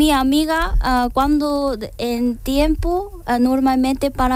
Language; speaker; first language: Spanish; non-native, learner; Korean